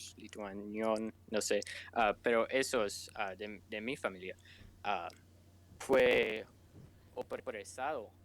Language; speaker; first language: Spanish; non-native, learner; English